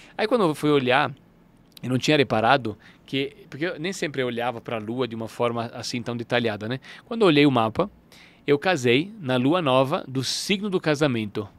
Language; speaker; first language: Portuguese; non-native, fluent; Italian